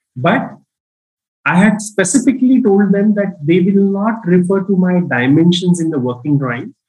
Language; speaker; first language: English; non-native, local second language; Marathi